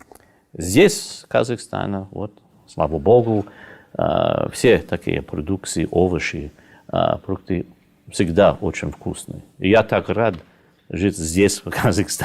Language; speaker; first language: Russian; non-native, fluent; English